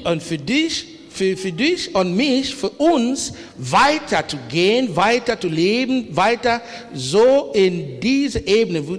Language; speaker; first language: German; non-native, learner; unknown